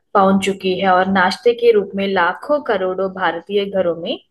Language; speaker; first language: Hindi; non-native, local second language; Telugu